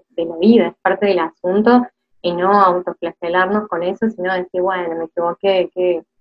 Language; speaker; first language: Spanish; native; Spanish